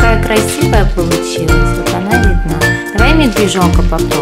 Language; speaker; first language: Russian; native; Russian